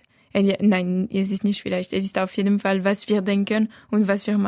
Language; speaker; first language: German; non-native, local second language; French